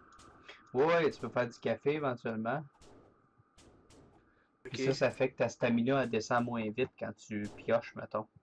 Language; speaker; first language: French; native; French